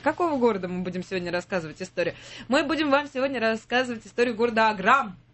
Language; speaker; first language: Russian; native; Russian